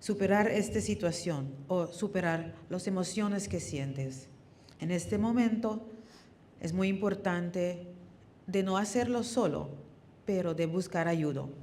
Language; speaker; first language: Spanish; non-native, fluent; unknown